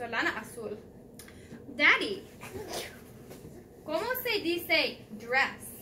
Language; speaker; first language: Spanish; non-native, learner; English